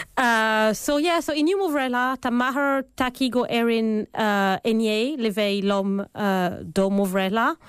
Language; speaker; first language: Irish; non-native, fluent; French